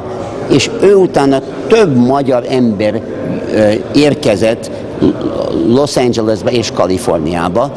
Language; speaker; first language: Hungarian; early bilingual, heritage; Hungarian